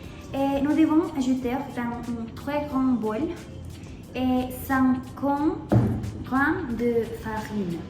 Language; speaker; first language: French; non-native, learner; Spanish